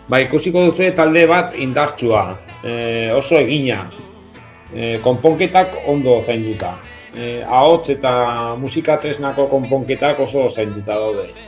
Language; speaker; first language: Basque; non-native, local second language; Spanish